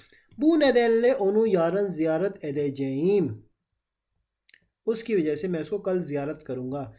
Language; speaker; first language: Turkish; non-native, fluent; Urdu